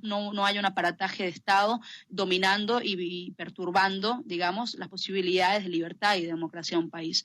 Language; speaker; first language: Spanish; native; Spanish